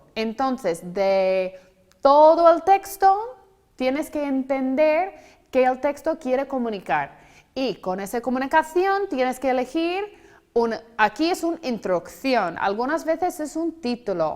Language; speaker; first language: Spanish; non-native, fluent; English